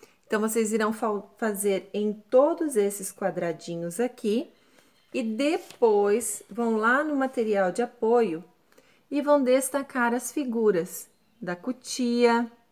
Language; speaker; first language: Portuguese; native; Portuguese